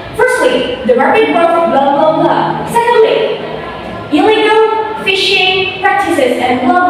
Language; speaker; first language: English; non-native, fluent; Indonesian